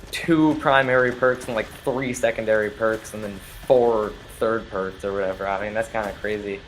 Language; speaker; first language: English; native; English